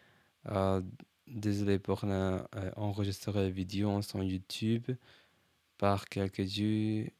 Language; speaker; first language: French; non-native, learner; English